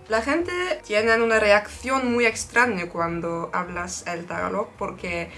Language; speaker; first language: Spanish; non-native, fluent; Turkish